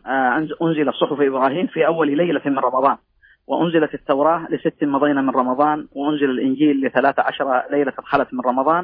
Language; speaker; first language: Arabic; native; Arabic